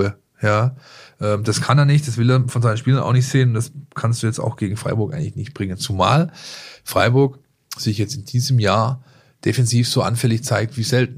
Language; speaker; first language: German; native; German